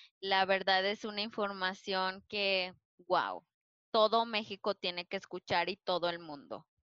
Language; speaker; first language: Spanish; native; Spanish